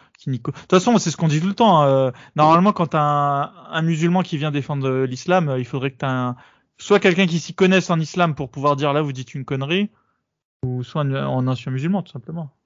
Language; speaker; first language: French; native; French